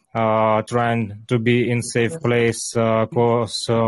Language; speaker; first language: English; non-native, learner; Ukrainian